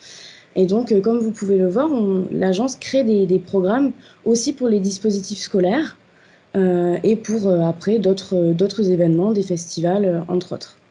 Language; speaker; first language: French; native; French